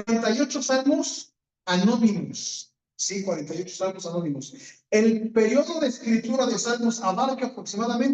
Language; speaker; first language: Spanish; native; Spanish